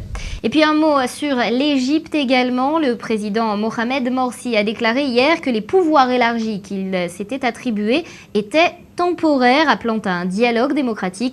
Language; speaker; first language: French; native; French